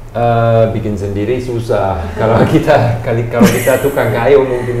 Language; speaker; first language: Indonesian; non-native, fluent; German